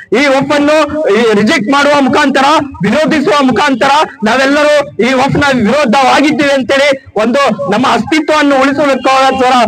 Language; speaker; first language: Kannada; non-native, local second language; Urdu